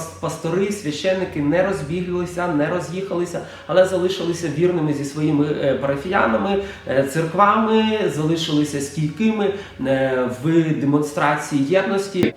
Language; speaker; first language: Ukrainian; native; Ukrainian